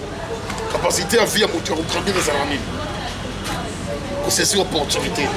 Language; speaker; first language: French; non-native, local second language; Lingala